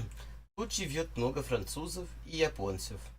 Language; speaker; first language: Russian; non-native, learner; English